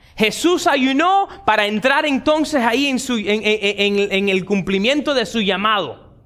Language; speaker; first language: Spanish; early bilingual, heritage; Spanish